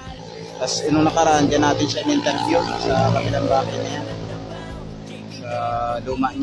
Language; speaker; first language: Filipino; non-native, local second language; Cebuano